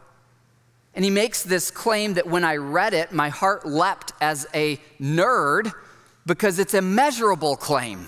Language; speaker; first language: English; native; English